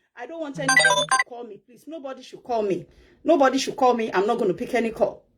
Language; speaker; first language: English; non-native, local second language; Yoruba